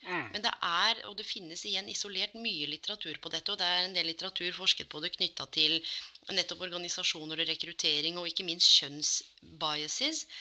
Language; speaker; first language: Norwegian; native; Norwegian